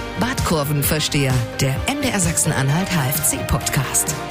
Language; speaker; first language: German; native; German